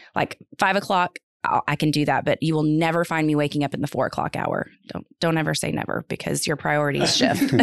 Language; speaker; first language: English; native; English